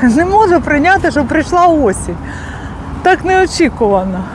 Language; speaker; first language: Ukrainian; native; Ukrainian